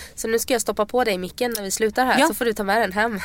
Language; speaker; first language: Swedish; native; Swedish